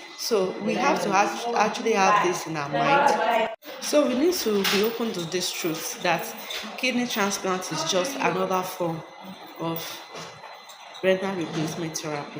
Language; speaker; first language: English; non-native, local second language; Yoruba